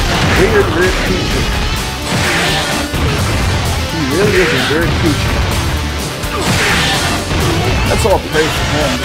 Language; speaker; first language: English; native; English